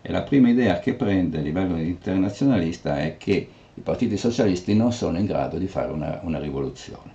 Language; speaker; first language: Italian; native; Italian